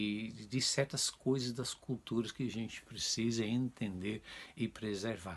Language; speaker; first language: Portuguese; non-native, fluent; Dutch